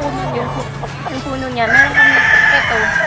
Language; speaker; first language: Filipino; non-native, local second language; Hiligaynon